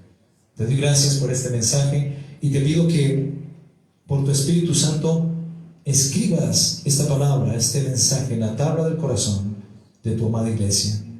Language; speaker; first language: Spanish; native; Spanish